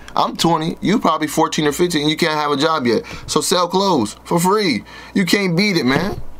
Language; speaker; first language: English; native; English